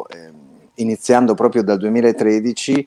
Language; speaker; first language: Italian; native; Italian